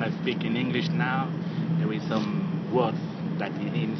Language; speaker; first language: English; non-native, fluent; French